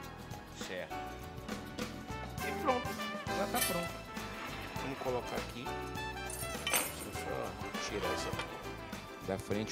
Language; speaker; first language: Portuguese; native; Portuguese